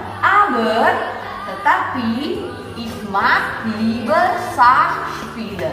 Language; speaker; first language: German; non-native, fluent; Indonesian